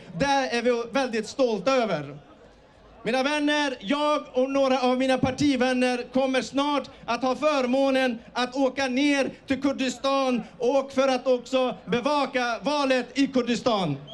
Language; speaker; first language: Swedish; early bilingual, other home language; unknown